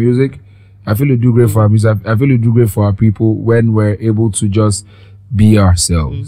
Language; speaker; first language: English; non-native, local second language; Yoruba